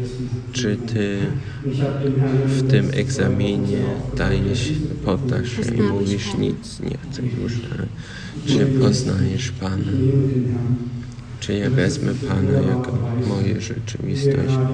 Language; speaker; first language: Polish; early bilingual, heritage; Polish